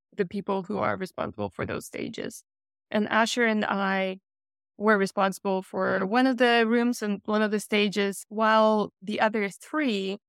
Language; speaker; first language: English; non-native, fluent; Russian